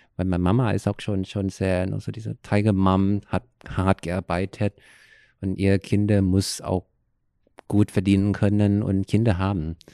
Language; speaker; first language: German; non-native, fluent; Thai